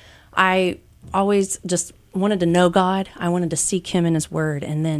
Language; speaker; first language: English; native; English